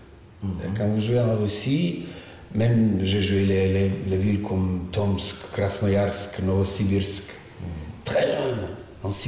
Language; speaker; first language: French; non-native, fluent; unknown